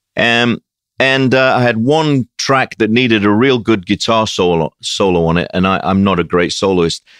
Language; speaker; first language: English; native; English